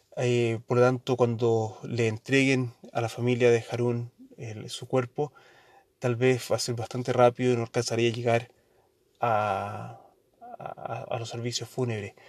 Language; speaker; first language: Spanish; early bilingual, heritage; Spanish